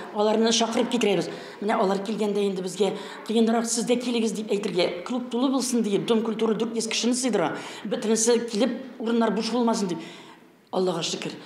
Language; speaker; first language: Tatar; native; Tatar